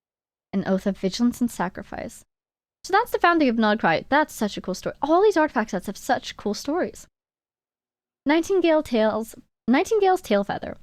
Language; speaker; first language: English; native; English